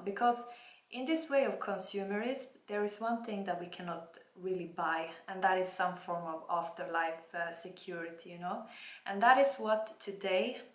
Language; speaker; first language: English; non-native, fluent; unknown